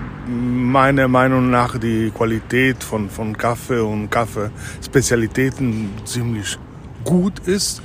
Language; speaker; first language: German; non-native, fluent; Italian